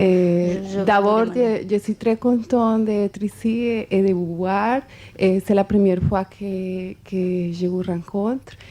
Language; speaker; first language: French; non-native, fluent; Spanish